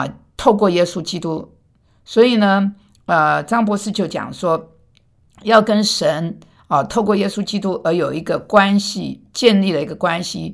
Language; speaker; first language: Chinese; non-native, fluent; Korean